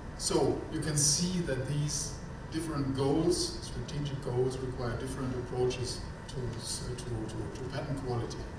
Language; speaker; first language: English; non-native, fluent; German